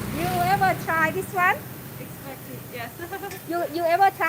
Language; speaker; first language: English; non-native, learner; Thai